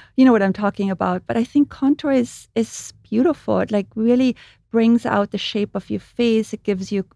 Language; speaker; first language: English; non-native, fluent; German